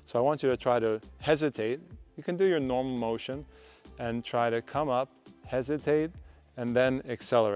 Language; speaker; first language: English; native; English